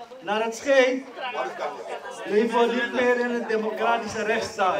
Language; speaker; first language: Dutch; native; Dutch